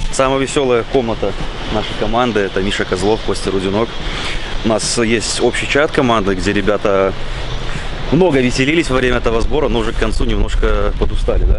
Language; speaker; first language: Russian; native; Russian